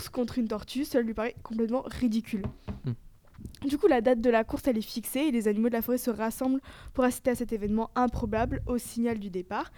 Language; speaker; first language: French; native; French